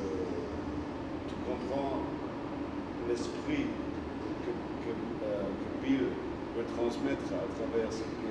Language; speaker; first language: French; non-native, fluent; English